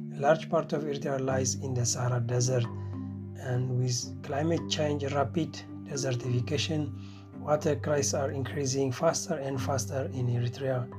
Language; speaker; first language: English; non-native, fluent; Tigrinya